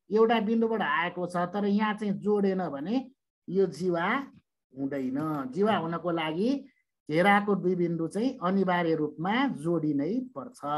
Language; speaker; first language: Nepali; native; Nepali